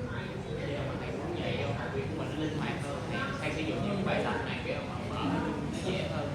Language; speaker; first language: Vietnamese; native; Vietnamese